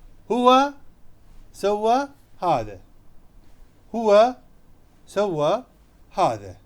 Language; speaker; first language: Arabic; non-native, fluent; Urdu